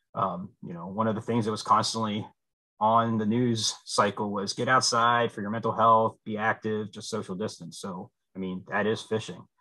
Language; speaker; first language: English; native; English